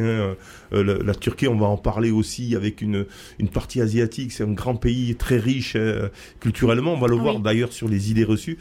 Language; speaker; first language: French; native; French